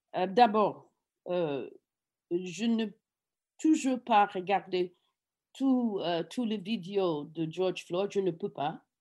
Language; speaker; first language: French; non-native, fluent; English